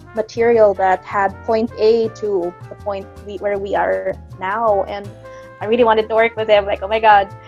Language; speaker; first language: English; non-native, local second language; Cebuano